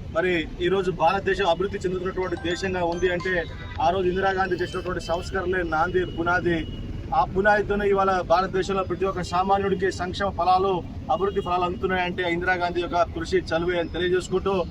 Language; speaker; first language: Telugu; native; Telugu